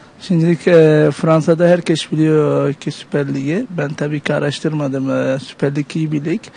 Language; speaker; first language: Turkish; early bilingual, heritage; Turkish